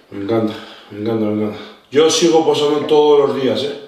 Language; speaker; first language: Spanish; native; Spanish